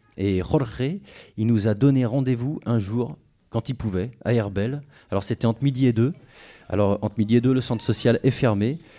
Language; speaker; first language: French; native; French